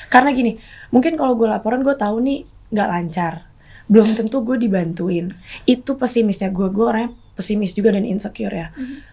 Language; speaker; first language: Indonesian; native; Indonesian